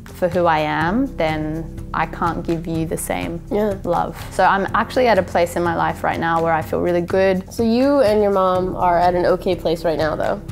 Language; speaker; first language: English; native; English